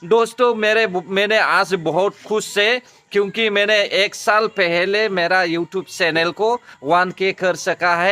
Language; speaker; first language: Hindi; non-native, local second language; Bodo